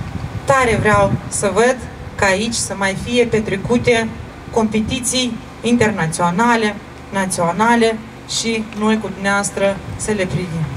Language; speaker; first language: Romanian; non-native, local second language; Russian